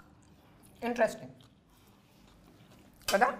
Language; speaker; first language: Telugu; non-native, learner; Hindi